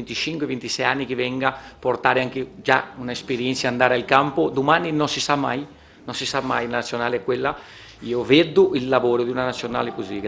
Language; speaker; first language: Italian; non-native, fluent; Portuguese